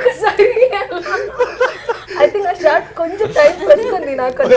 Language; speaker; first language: Telugu; non-native, fluent; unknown